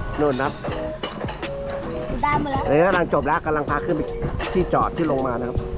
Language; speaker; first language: Thai; native; Thai